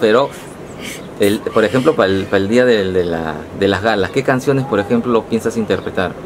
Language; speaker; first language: Spanish; native; Spanish